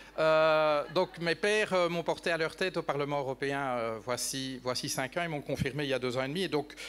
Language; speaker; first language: French; native; French